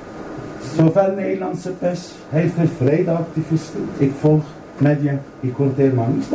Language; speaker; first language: Dutch; non-native, learner; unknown